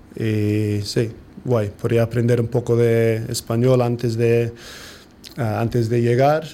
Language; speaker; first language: Spanish; non-native, fluent; English